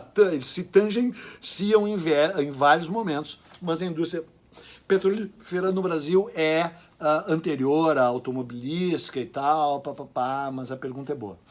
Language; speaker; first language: Portuguese; native; Portuguese